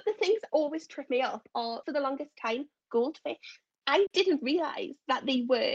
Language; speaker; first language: English; native; English